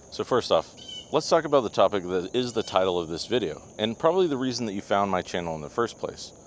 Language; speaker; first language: English; native; English